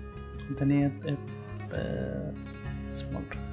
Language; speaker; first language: Russian; non-native, learner; Spanish